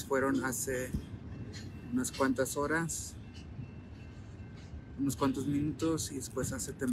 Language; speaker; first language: Spanish; early bilingual, heritage; Spanish